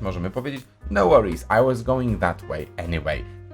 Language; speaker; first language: English; non-native, fluent; Polish